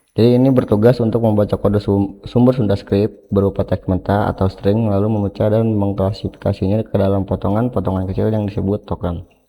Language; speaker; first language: Indonesian; non-native, local second language; Sundanese